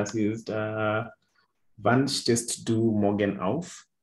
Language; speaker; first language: German; non-native, fluent; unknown